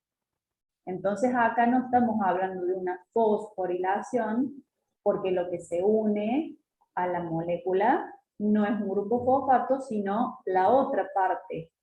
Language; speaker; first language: Spanish; native; Spanish